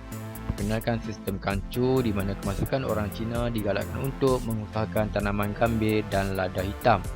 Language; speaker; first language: Malay; native; Malay